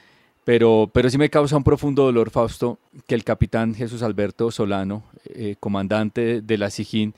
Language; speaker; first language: Spanish; native; Spanish